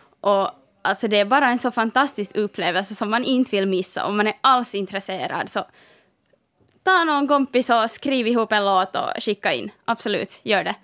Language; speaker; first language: Swedish; native; Swedish